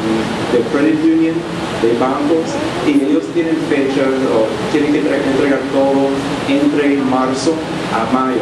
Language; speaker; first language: Spanish; non-native, fluent; English